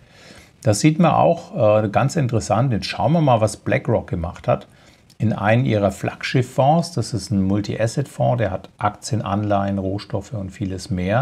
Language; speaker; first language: German; native; German